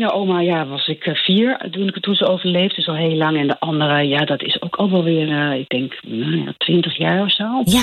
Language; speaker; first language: Dutch; non-native, local second language; Low German